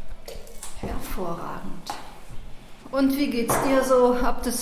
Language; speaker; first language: German; native; German